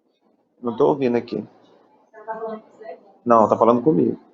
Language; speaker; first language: Portuguese; native; Portuguese